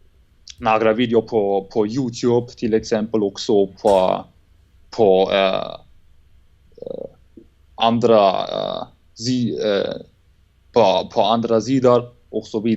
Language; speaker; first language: Swedish; non-native, learner; German